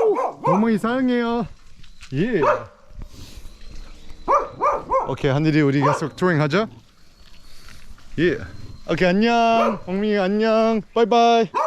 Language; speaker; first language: Korean; early bilingual, heritage; English